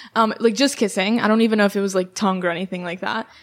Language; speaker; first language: English; early bilingual, other home language; Serbian